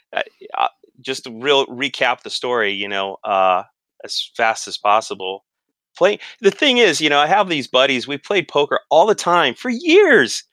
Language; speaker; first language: English; native; English